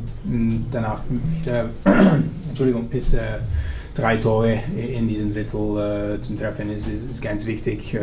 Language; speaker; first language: German; non-native, learner; English